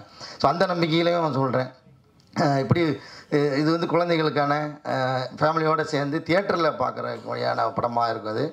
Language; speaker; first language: Tamil; native; Tamil